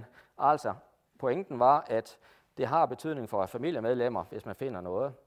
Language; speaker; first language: Danish; native; Danish